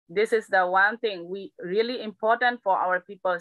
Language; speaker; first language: English; non-native, learner; Burmese